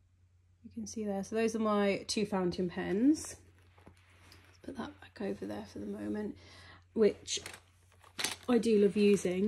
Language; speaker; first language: English; native; English